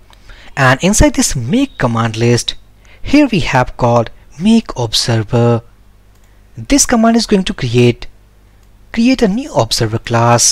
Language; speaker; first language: English; non-native, local second language; Hindi